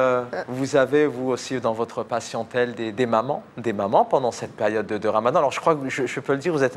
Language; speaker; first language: French; native; French